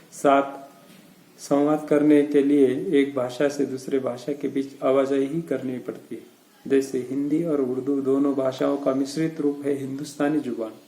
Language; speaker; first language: Hindi; non-native, local second language; Marathi